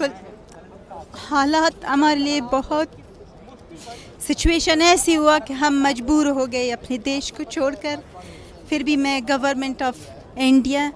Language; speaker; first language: Hindi; non-native, fluent; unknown